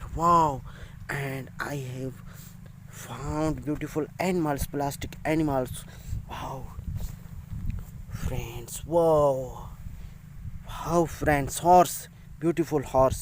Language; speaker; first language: English; non-native, learner; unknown